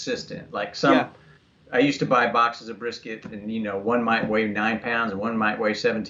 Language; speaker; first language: English; native; English